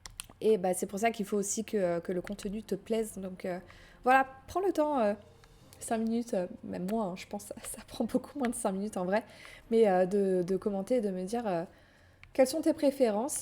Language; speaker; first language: French; native; French